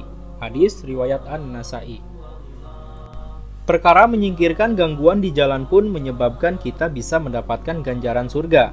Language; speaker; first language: Indonesian; native; Indonesian